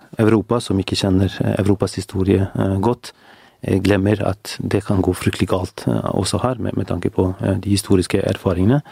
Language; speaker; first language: Norwegian; non-native, fluent; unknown